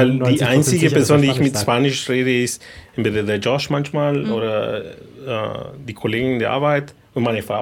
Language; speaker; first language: German; non-native, fluent; Spanish